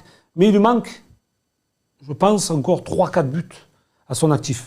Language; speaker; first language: French; native; French